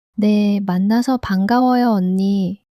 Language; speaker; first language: Korean; early bilingual, heritage; English